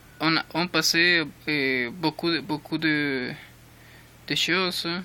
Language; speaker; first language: French; non-native, learner; Spanish